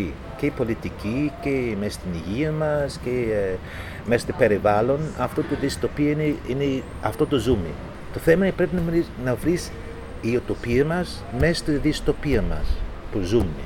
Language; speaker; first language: Greek; non-native, fluent; English